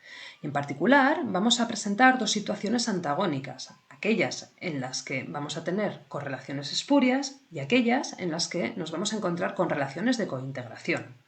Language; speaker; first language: Spanish; native; Spanish